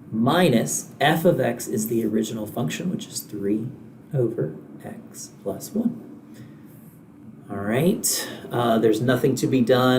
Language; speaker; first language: English; native; English